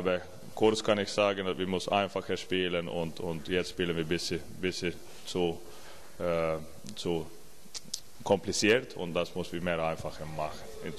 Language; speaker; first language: German; non-native, learner; Finnish